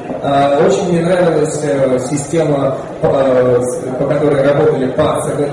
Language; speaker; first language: Russian; native; Russian